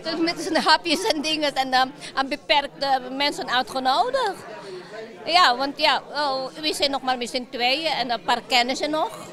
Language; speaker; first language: Dutch; non-native, fluent; Filipino